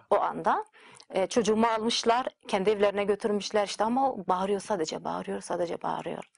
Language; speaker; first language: Turkish; native; Turkish